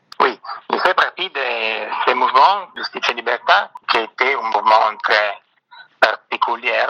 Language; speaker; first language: French; non-native, fluent; Italian